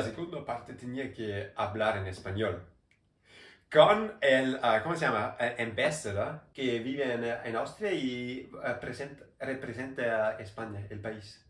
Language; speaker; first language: Spanish; non-native, learner; German